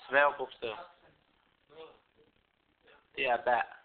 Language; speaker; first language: Danish; non-native, fluent; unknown